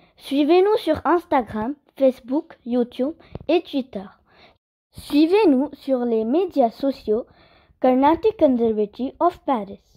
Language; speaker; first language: French; early bilingual, other home language; Kannada